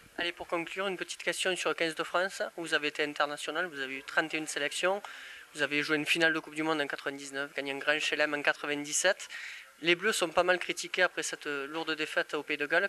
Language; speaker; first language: French; native; French